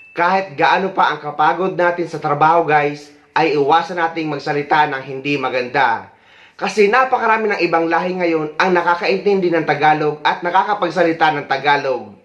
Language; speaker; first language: Filipino; native; Filipino